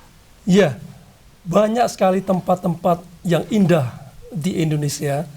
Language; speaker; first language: Indonesian; non-native, local second language; Javanese